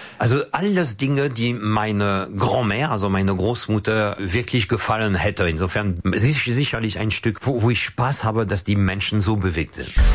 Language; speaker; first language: German; non-native, fluent; French